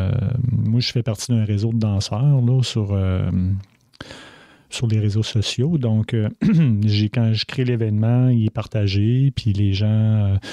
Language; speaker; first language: French; native; French